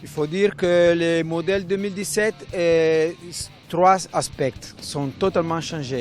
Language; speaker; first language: French; non-native, fluent; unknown